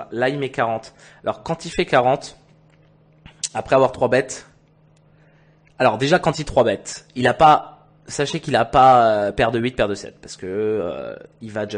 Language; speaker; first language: French; native; French